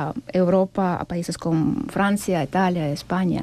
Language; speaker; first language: Catalan; non-native, learner; Russian